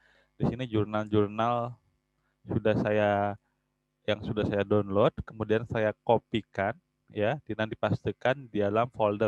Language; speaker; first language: Indonesian; native; Indonesian